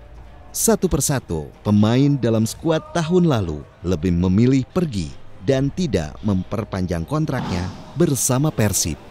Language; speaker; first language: Indonesian; native; Indonesian